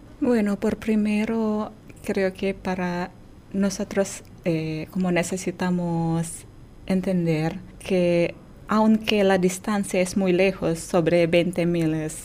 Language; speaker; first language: Spanish; non-native, fluent; Indonesian